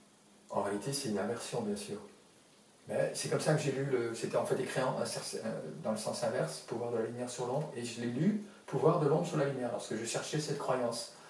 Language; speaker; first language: French; native; French